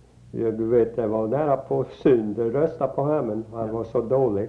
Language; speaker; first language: Swedish; early bilingual, heritage; Swedish